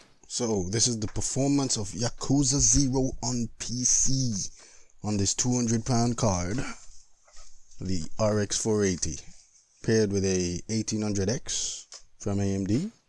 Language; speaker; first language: English; native; English